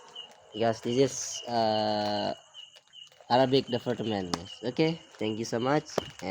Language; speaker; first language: English; non-native, learner; Indonesian